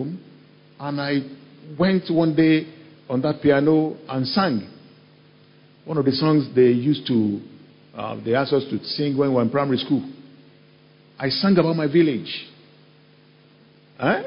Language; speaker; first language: English; non-native, local second language; Yoruba